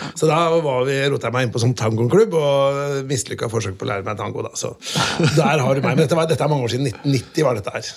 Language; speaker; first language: Norwegian; native; Norwegian